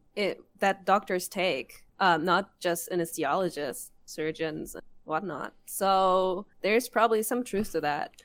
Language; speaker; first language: English; non-native, fluent; German